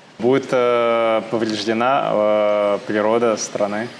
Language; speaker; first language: Russian; native; Russian